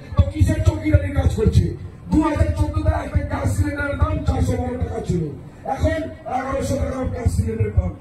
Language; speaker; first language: Bangla; non-native, local second language; Hindi